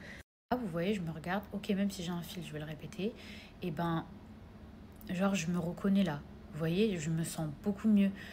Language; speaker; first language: French; native; French